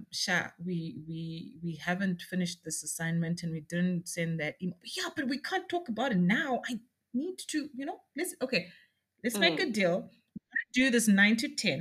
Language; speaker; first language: English; non-native, local second language; Shona